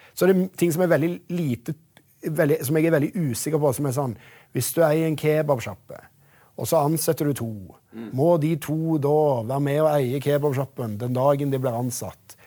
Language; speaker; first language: Norwegian; native; Norwegian